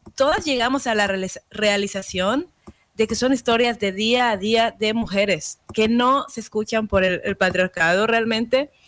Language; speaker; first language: Spanish; native; Spanish